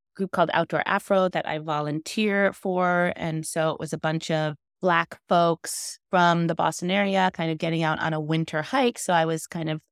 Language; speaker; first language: English; native; English